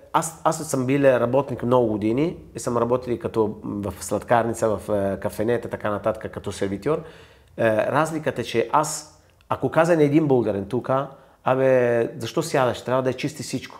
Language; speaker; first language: Bulgarian; non-native, fluent; Italian